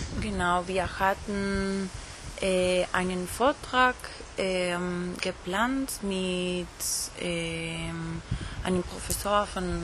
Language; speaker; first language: German; non-native, fluent; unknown